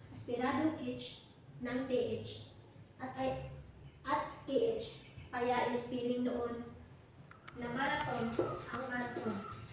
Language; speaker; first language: Filipino; non-native, local second language; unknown